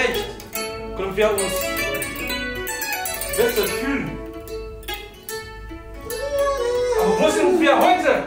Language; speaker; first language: German; non-native, learner; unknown